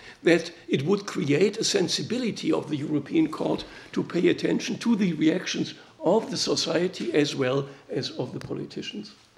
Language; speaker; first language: English; non-native, fluent; German